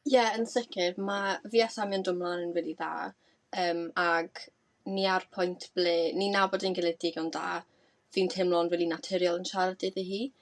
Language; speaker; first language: Welsh; native; Welsh